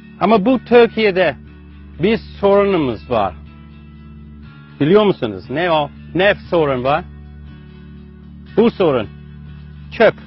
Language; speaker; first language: Turkish; non-native, fluent; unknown